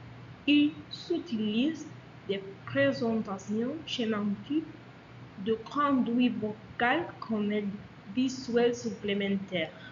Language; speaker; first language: French; non-native, learner; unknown